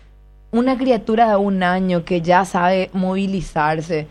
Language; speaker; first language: Spanish; native; Spanish